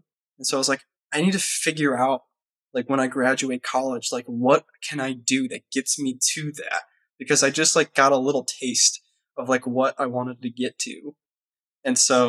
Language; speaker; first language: English; native; English